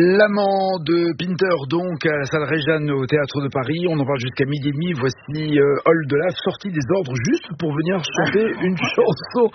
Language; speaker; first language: French; native; French